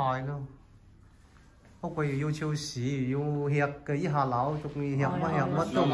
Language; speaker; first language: Chinese; native; Chinese